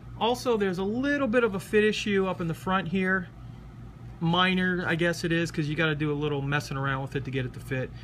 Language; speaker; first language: English; native; English